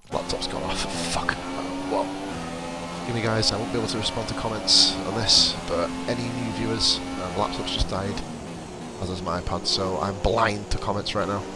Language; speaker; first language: English; native; English